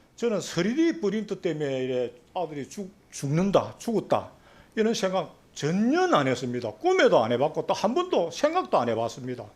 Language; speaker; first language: Korean; native; Korean